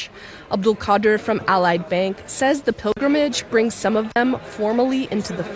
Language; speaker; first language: English; native; English